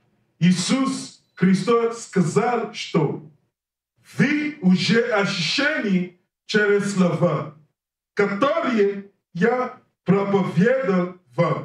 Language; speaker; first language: Russian; non-native, learner; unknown